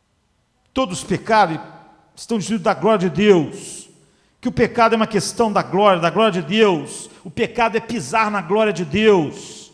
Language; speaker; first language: Portuguese; native; Portuguese